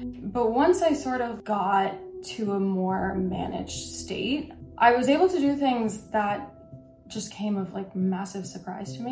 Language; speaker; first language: English; native; English